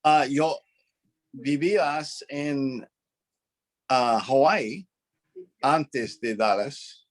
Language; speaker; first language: Spanish; non-native, learner; English